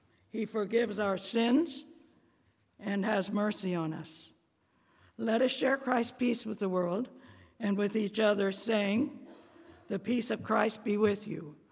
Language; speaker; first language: English; native; English